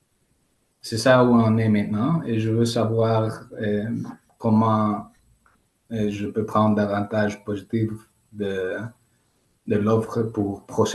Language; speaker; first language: French; non-native, learner; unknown